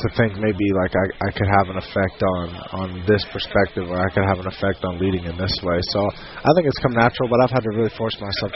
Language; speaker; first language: English; native; English